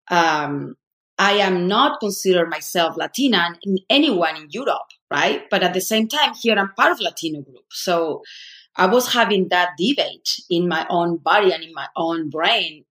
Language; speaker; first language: English; non-native, fluent; Spanish